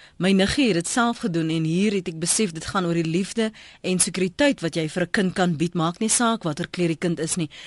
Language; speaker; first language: Afrikaans; native; Afrikaans